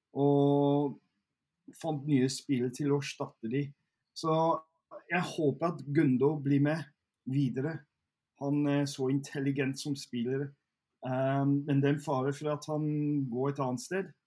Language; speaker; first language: Norwegian; non-native, fluent; English